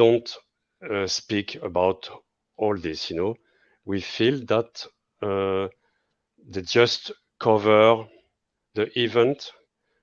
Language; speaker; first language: English; non-native, fluent; French